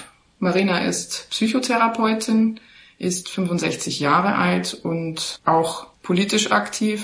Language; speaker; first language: German; native; German